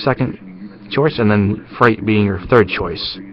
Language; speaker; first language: English; native; English